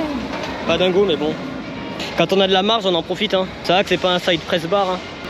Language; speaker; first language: French; native; French